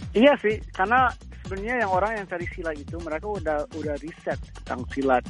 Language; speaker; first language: Indonesian; early bilingual, heritage; Indonesian